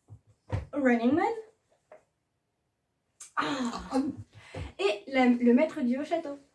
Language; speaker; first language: French; native; French